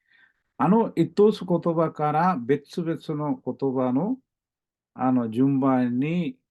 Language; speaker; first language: Japanese; non-native, learner; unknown